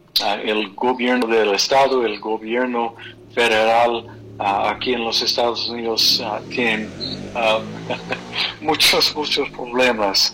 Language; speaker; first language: Spanish; non-native, fluent; English